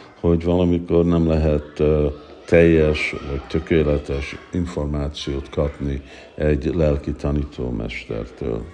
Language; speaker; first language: Hungarian; early bilingual, heritage; Hungarian